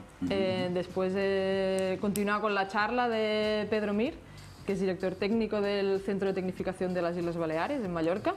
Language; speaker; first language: Spanish; native; Spanish